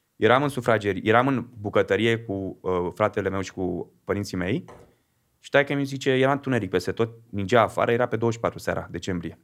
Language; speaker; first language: Romanian; native; Romanian